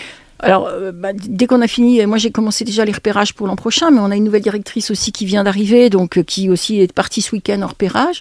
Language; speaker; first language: French; native; French